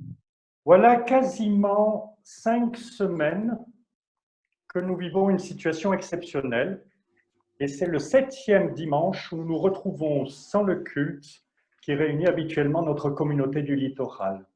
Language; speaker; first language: French; native; French